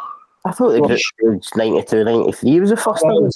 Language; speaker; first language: English; native; English